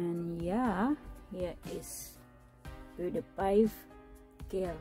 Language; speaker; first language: English; non-native, learner; Indonesian